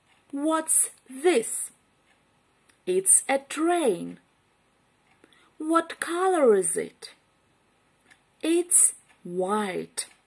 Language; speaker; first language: English; non-native, fluent; Ukrainian